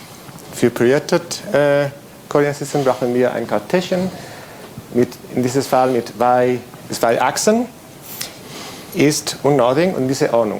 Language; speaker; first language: German; non-native, fluent; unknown